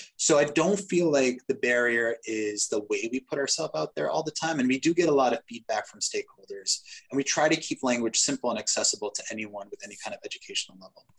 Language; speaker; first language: English; native; English